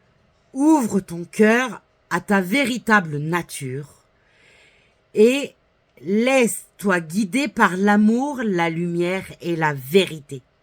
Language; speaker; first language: French; native; French